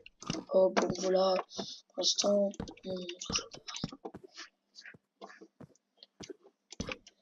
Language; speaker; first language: French; native; French